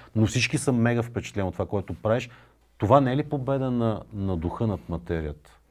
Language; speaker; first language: Bulgarian; native; Bulgarian